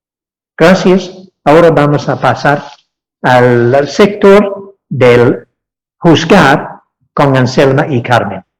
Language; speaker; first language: Spanish; non-native, fluent; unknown